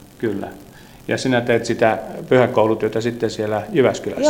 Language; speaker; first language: Finnish; native; Finnish